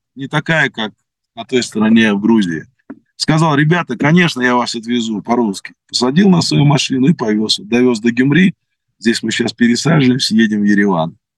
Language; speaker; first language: Russian; native; Russian